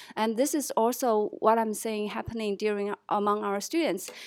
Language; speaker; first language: English; non-native, fluent; Chinese